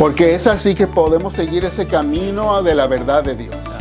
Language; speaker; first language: Spanish; native; Spanish